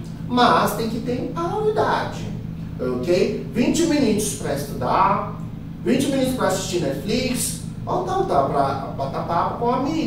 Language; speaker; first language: Portuguese; non-native, fluent; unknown